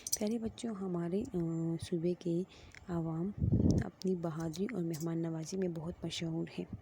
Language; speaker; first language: Urdu; non-native, local second language; Pashto